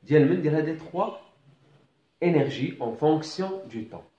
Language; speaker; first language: French; non-native, local second language; Arabic